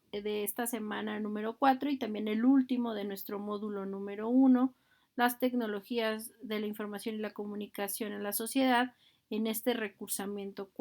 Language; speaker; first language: Spanish; native; Spanish